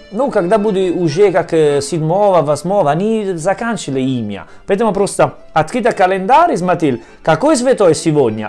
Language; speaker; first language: Russian; non-native, learner; Italian